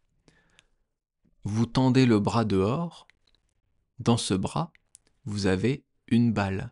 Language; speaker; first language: French; native; French